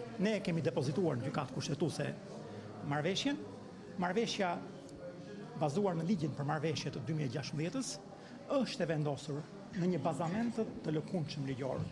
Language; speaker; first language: Albanian; native; Albanian